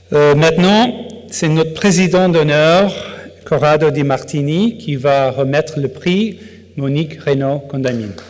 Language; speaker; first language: French; non-native, fluent; English